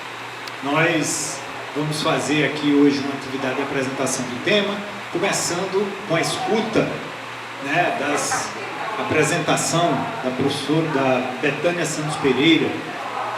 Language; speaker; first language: Portuguese; native; Portuguese